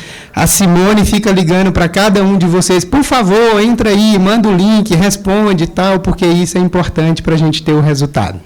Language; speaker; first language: Portuguese; native; Portuguese